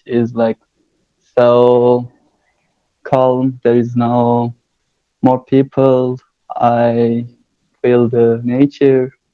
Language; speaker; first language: English; non-native, learner; Turkish